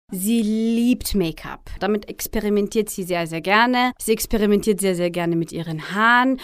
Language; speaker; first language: German; early bilingual, other home language; Arabic